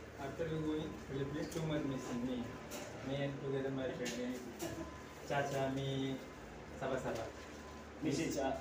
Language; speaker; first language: English; non-native, learner; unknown